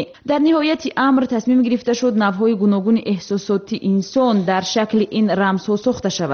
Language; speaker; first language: Tajik; native; Tajik